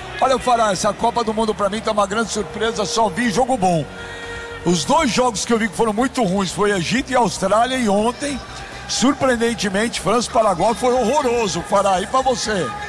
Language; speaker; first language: Portuguese; native; Portuguese